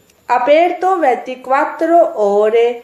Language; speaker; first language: Italian; non-native, fluent; Urdu